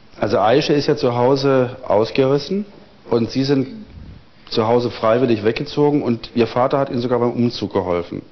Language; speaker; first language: German; native; German